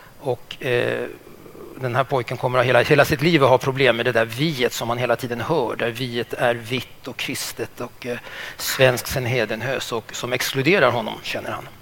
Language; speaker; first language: Swedish; native; Swedish